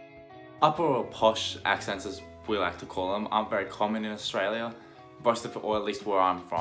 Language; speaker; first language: English; native; English